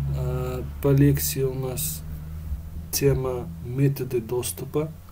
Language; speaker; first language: Russian; non-native, local second language; Uzbek